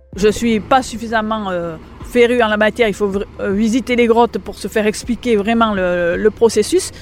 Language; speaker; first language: French; native; French